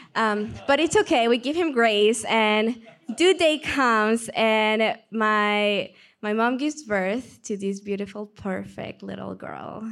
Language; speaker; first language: English; non-native, fluent; Spanish